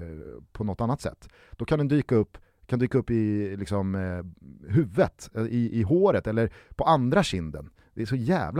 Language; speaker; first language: Swedish; native; Swedish